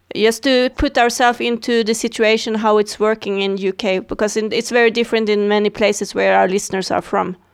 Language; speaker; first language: English; non-native, fluent; Swedish